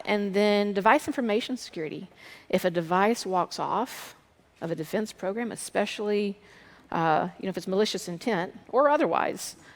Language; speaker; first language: English; native; English